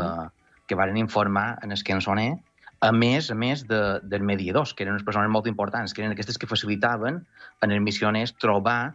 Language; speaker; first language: Catalan; native; Catalan